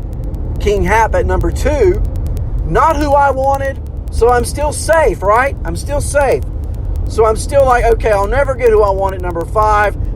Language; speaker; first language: English; native; English